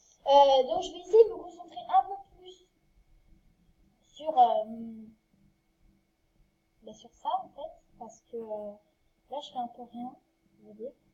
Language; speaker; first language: French; native; French